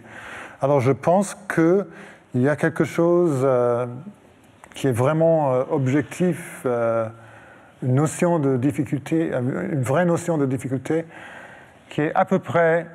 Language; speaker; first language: French; non-native, fluent; English